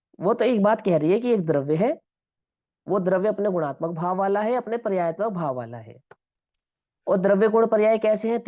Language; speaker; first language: Hindi; non-native, local second language; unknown